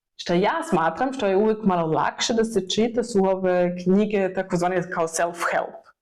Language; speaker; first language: Serbian; non-native, fluent; German